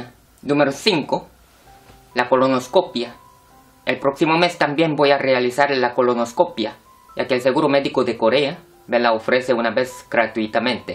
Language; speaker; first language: Spanish; non-native, fluent; Korean